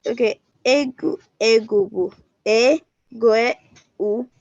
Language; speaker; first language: Igbo; non-native, learner; English